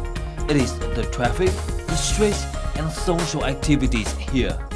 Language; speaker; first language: English; non-native, fluent; Vietnamese